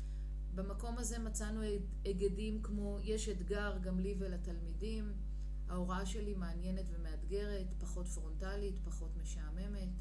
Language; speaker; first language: Hebrew; native; Hebrew